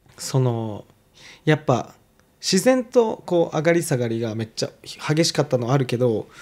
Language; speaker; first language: Japanese; early bilingual, heritage; Japanese